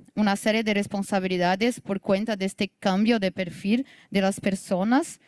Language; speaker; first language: Spanish; non-native, learner; Portuguese